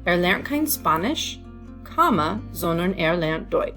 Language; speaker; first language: German; non-native, fluent; English